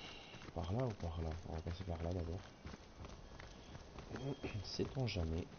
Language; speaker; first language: French; native; French